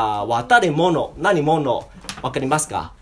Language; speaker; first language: Japanese; non-native, learner; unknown